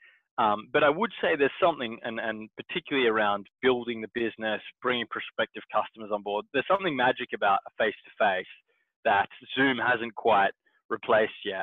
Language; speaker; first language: English; native; English